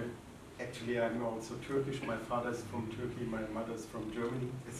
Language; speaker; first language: English; non-native, fluent; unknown